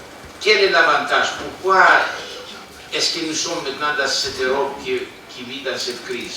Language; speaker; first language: French; non-native, fluent; Greek